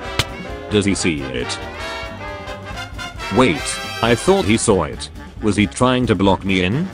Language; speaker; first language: English; native; English